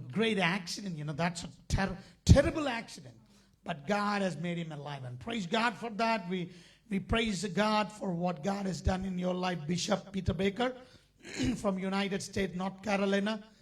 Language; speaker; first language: English; non-native, local second language; Telugu